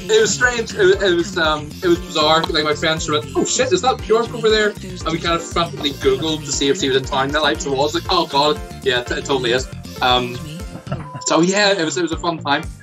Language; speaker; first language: English; native; English